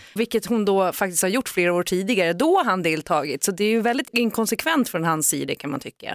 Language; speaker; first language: Swedish; native; Swedish